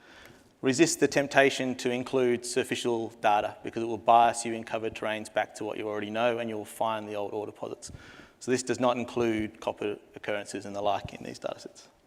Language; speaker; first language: English; native; English